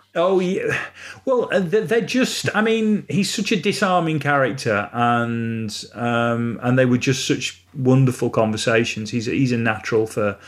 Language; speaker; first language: English; native; English